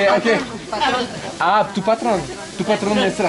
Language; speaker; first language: Spanish; non-native, learner; French